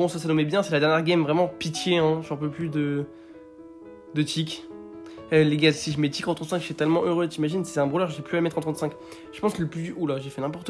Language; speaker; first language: French; native; French